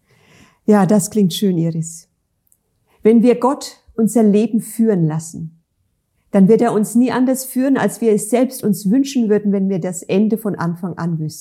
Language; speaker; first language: German; native; German